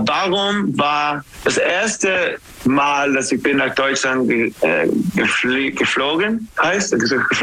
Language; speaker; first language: German; non-native, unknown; English